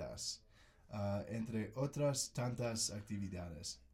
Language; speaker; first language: Spanish; non-native, learner; English